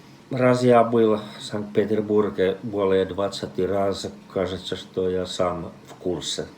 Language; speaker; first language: Russian; non-native, fluent; Finnish